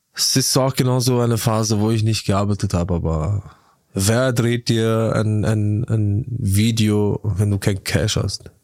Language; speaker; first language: German; early bilingual, other home language; Turkish